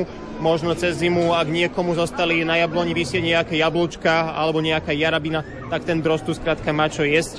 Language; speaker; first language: Slovak; native; Slovak